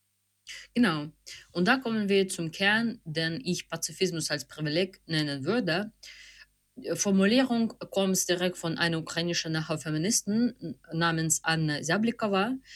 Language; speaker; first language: German; non-native, fluent; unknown